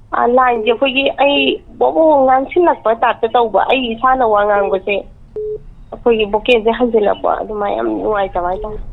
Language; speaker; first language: Manipuri; native; Manipuri